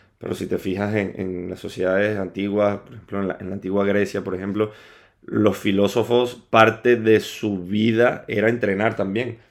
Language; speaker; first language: Spanish; native; Spanish